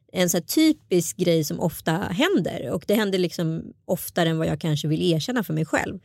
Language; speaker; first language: Swedish; early bilingual, other home language; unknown